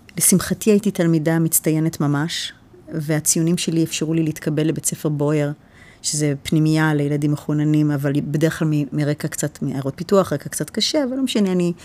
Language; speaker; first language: Hebrew; early bilingual, heritage; Hebrew